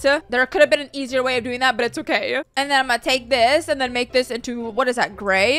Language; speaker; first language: English; native; English